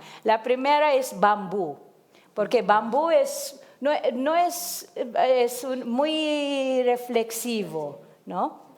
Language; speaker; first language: Spanish; non-native, learner; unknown